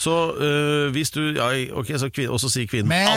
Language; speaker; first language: Norwegian; native; Norwegian